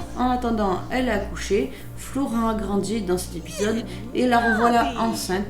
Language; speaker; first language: French; native; French